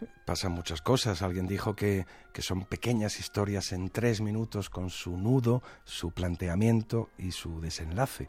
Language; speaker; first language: Spanish; native; Spanish